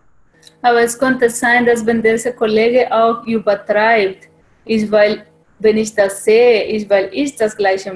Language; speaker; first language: German; non-native, learner; English